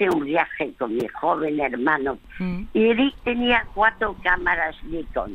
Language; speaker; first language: Spanish; early bilingual, other home language; French